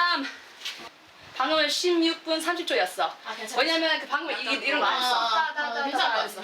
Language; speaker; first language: Korean; non-native, fluent; English